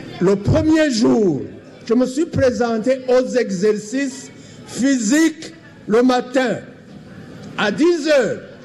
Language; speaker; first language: French; non-native, local second language; Rundi